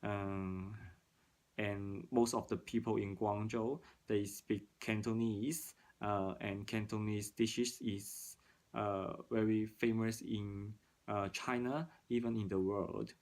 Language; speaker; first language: English; non-native, learner; Cantonese